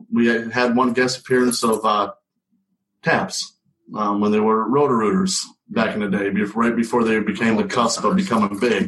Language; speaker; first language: English; native; English